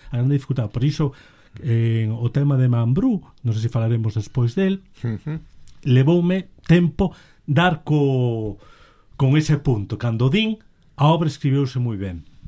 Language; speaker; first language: Galician; native; Galician